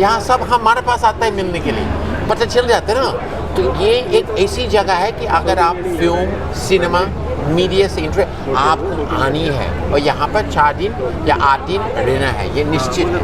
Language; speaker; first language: Hindi; non-native, learner; English